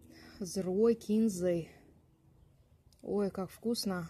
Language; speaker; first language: Russian; native; Russian